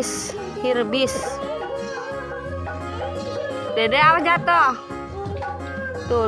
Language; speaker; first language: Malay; non-native, local second language; Sundanese